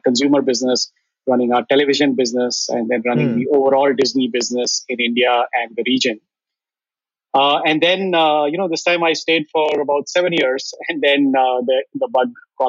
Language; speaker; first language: English; non-native, local second language; Hindi